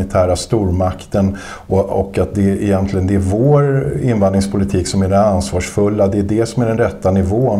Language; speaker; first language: Swedish; native; Swedish